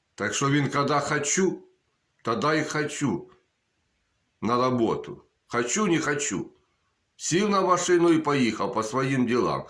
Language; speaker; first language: Ukrainian; non-native, local second language; Russian